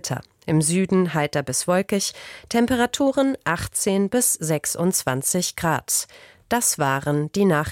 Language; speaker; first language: German; native; German